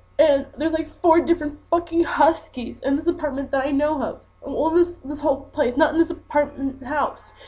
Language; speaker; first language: English; native; English